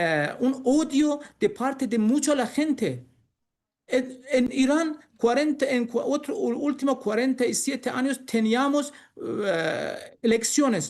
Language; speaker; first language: Spanish; non-native, learner; Persian